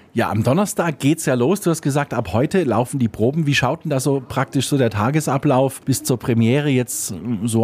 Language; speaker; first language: German; native; German